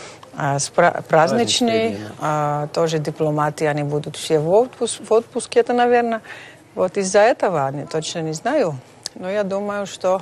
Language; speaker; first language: Russian; non-native, fluent; Dutch